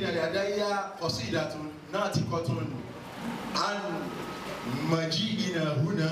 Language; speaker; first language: Arabic; non-native, fluent; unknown